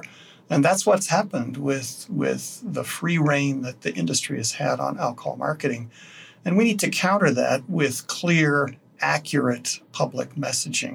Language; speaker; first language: English; native; English